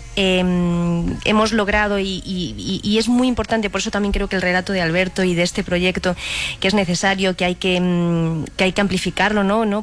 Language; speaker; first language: Spanish; native; Spanish